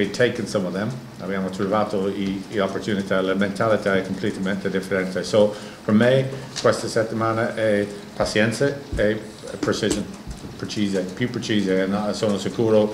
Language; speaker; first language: Italian; non-native, learner; English